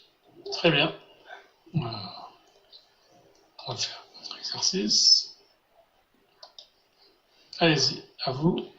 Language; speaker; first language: French; non-native, fluent; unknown